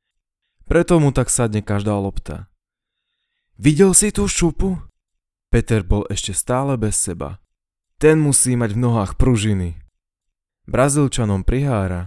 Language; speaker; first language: Slovak; native; Slovak